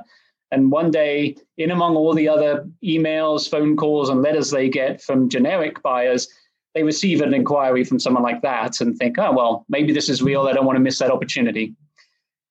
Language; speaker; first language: English; native; English